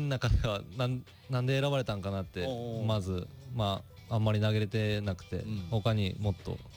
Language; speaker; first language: Japanese; native; Japanese